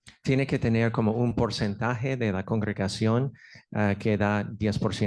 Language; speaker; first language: Spanish; non-native, fluent; English